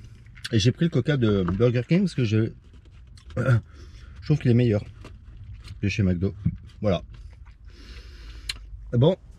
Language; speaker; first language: French; native; French